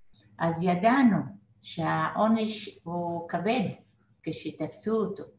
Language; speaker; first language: Hebrew; non-native, fluent; Arabic